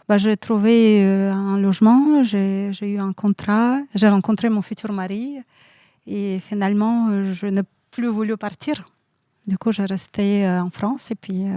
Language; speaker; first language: French; non-native, fluent; Russian